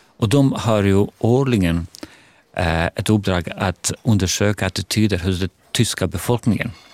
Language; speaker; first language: Swedish; non-native, fluent; Bosnian